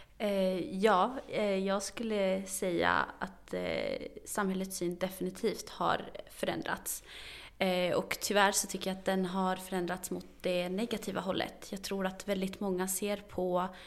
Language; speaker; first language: Swedish; early bilingual, other home language; Arabic